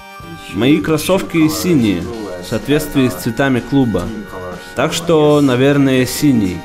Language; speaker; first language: Russian; non-native, local second language; Estonian